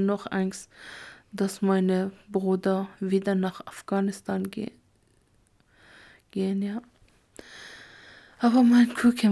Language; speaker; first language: German; non-native, learner; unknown